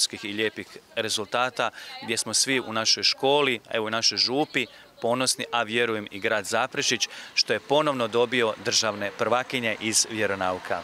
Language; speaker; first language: Croatian; native; Croatian